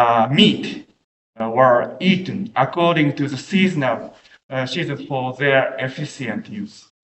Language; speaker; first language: English; non-native, fluent; Japanese